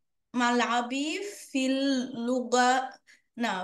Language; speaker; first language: Arabic; non-native, learner; Bangla